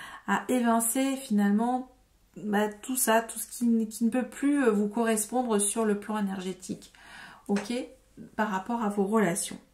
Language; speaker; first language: French; native; French